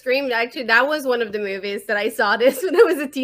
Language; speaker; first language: English; non-native, fluent; French